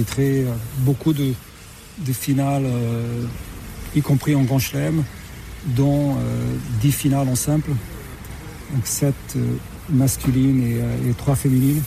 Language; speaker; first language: French; non-native, fluent; Portuguese